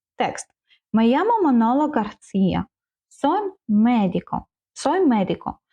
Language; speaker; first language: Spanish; non-native, learner; Ukrainian